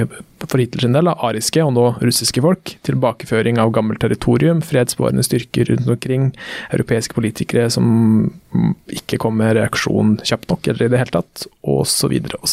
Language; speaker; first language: Norwegian; native; Norwegian